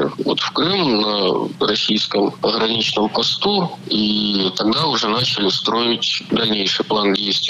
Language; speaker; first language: Russian; native; Russian